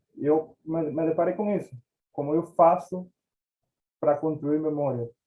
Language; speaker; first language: Portuguese; non-native, fluent; Spanish